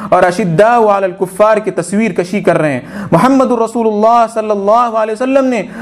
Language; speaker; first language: Urdu; native; Urdu